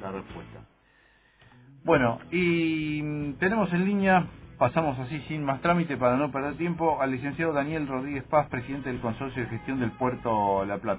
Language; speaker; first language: Spanish; native; Spanish